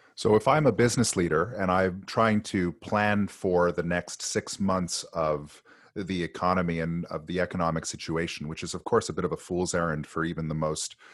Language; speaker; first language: English; native; English